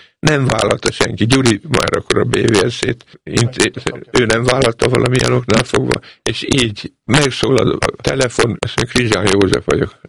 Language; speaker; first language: Hungarian; native; Hungarian